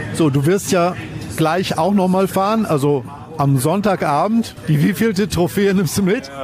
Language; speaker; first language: German; native; German